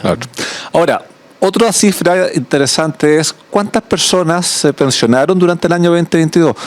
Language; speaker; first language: Spanish; native; Spanish